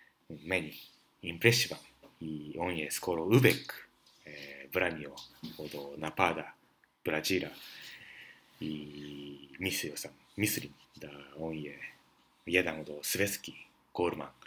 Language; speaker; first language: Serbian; non-native, learner; Japanese